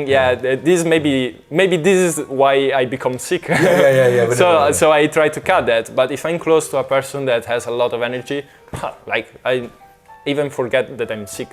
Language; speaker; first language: English; non-native, fluent; Italian